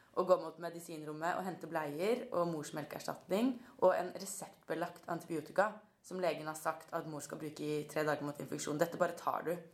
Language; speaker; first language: Norwegian; native; Norwegian